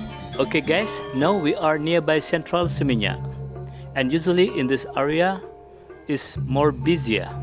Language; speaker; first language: English; non-native, learner; Indonesian